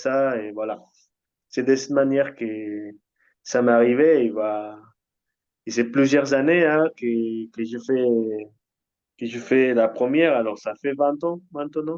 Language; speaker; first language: French; non-native, fluent; Spanish